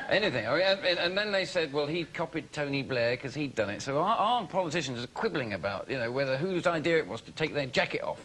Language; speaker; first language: English; native; English